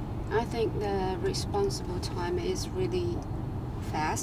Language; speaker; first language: English; non-native, fluent; Chinese